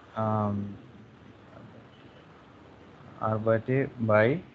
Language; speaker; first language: German; non-native, learner; Hindi